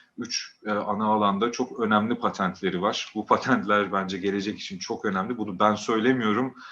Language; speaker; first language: Turkish; native; Turkish